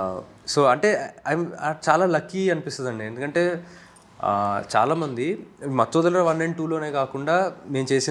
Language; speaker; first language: Telugu; native; Telugu